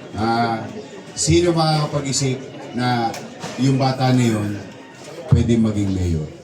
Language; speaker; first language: Filipino; native; Filipino